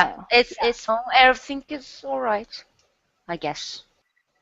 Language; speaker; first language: English; non-native, learner; Turkish